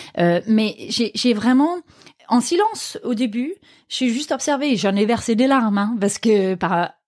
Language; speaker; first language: French; non-native, fluent; Danish